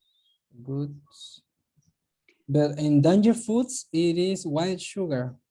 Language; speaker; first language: English; non-native, learner; Spanish